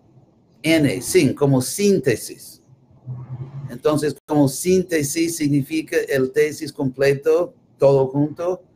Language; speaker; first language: Spanish; non-native, fluent; English